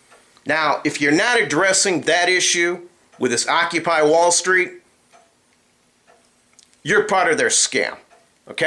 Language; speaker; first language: English; native; English